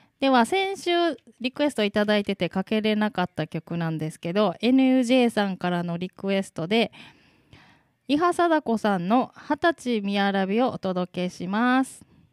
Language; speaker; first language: Japanese; native; Japanese